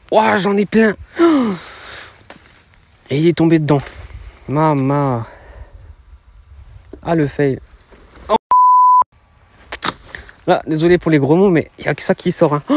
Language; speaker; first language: French; native; French